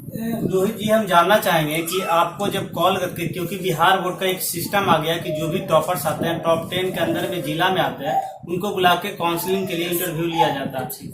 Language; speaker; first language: Hindi; native; Hindi